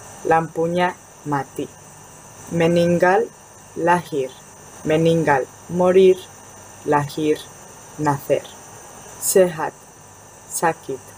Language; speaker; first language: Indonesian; non-native, fluent; Spanish